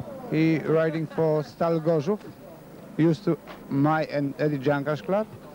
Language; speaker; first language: English; non-native, fluent; Polish